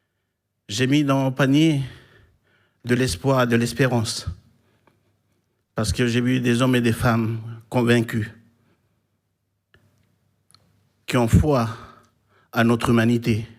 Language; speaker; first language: French; non-native, local second language; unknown